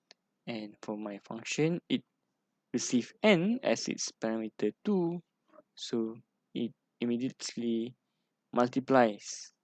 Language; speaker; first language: English; non-native, local second language; Malay